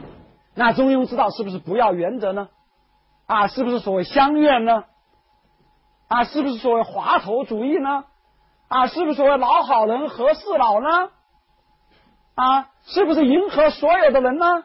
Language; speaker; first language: Chinese; native; Chinese